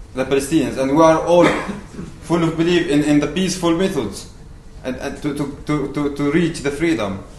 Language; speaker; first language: English; non-native, fluent; Arabic